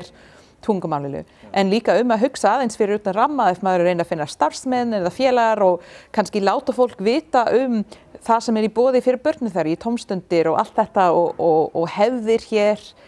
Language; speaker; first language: Icelandic; non-native, learner; English